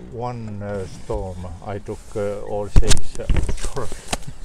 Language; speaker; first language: English; non-native, learner; Estonian